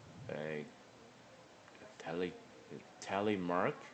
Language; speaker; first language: English; non-native, learner; Korean